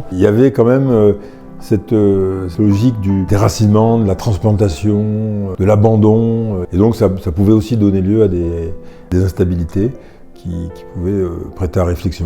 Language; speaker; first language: French; native; French